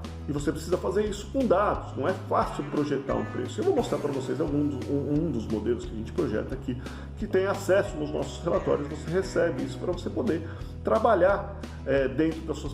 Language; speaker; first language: Portuguese; native; Portuguese